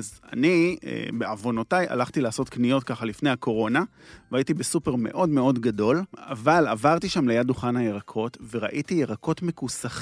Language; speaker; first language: Hebrew; native; Hebrew